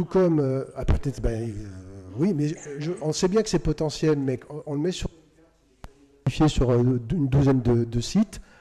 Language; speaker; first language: French; native; French